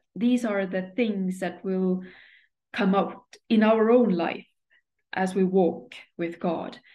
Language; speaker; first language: English; non-native, fluent; Estonian